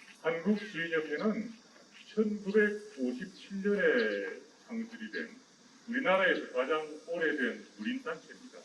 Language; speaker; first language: Korean; native; Korean